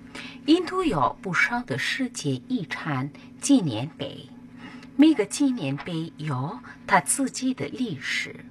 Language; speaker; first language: Chinese; non-native, fluent; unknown